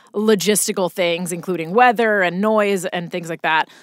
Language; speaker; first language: English; native; English